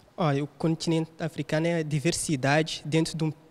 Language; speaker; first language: Portuguese; non-native, local second language; Kabuverdianu